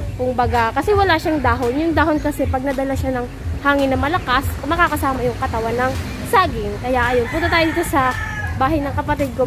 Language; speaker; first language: Filipino; non-native, local second language; Bikol